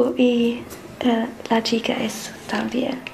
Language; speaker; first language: Spanish; non-native, learner; English